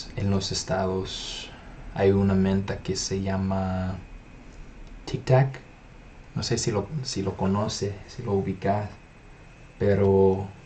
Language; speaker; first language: Spanish; non-native, fluent; English